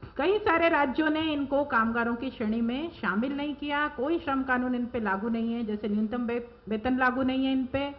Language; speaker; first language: Hindi; native; Hindi